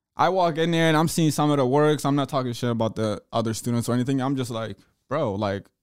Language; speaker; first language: English; early bilingual, other home language; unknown